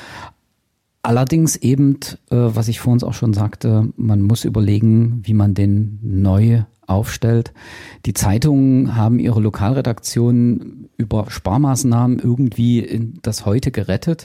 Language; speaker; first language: German; native; German